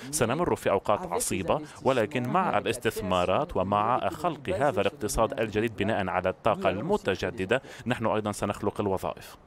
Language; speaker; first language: Arabic; non-native, fluent; French